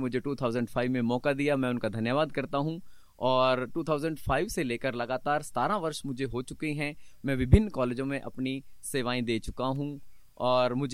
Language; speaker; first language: Hindi; native; Hindi